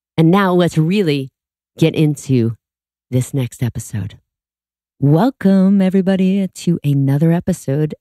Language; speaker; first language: English; native; English